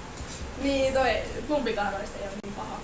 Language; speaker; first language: Finnish; native; Finnish